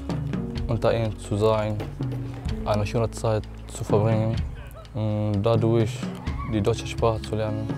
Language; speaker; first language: German; non-native, learner; Arabic